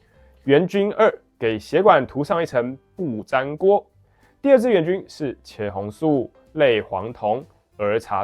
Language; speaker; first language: Chinese; native; Chinese